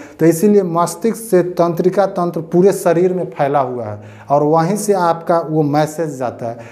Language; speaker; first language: Hindi; native; Hindi